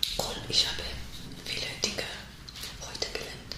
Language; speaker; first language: German; non-native, learner; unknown